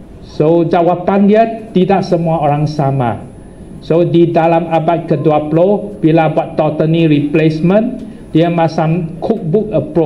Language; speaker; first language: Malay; non-native, local second language; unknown